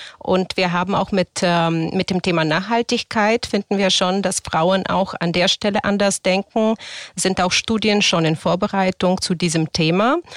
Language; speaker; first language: German; non-native, fluent; Bulgarian